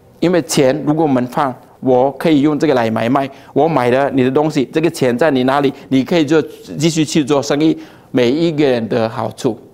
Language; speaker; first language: Chinese; early bilingual, heritage; Chinese